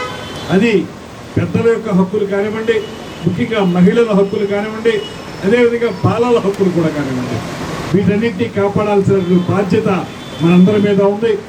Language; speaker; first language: Telugu; native; Telugu